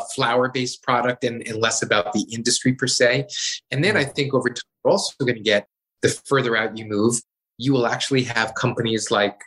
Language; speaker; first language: English; native; English